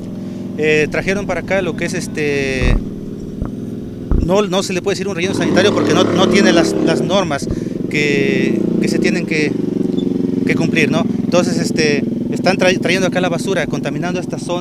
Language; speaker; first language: Spanish; native; Spanish